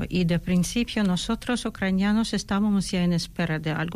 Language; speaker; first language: Spanish; non-native, fluent; Ukrainian